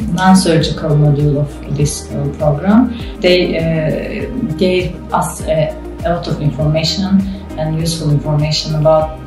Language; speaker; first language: English; non-native, fluent; Azerbaijani